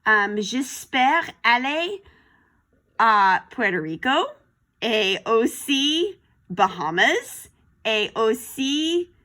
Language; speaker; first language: French; non-native, fluent; English